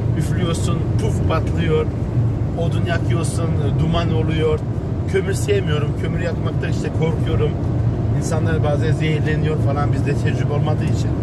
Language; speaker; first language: Turkish; early bilingual, heritage; Turkish